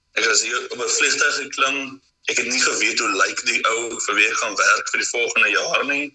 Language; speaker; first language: Afrikaans; native; Afrikaans